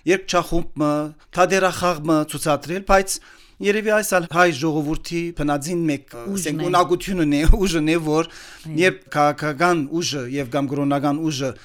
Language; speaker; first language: Armenian; early bilingual, heritage; Armenian